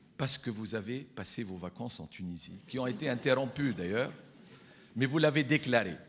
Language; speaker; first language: French; non-native, local second language; Arabic